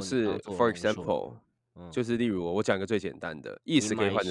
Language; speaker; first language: Chinese; native; Chinese